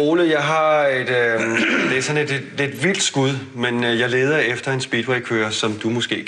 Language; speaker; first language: Danish; native; Danish